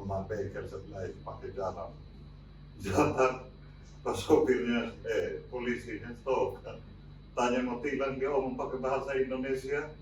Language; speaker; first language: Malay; non-native, local second language; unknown